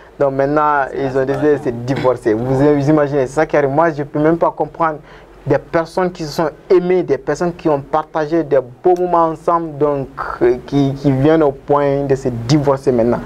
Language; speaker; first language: French; non-native, local second language; Bambara